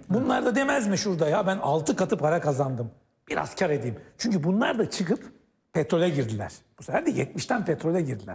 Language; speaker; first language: Turkish; native; Turkish